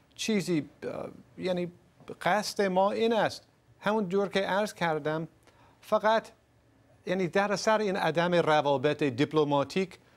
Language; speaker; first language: Persian; non-native, fluent; English